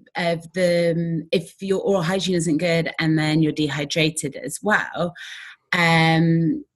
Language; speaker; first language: English; native; English